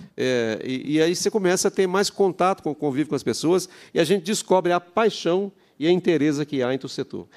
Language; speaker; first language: Portuguese; native; Portuguese